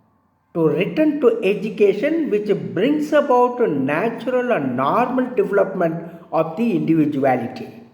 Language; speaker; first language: English; non-native, local second language; Tamil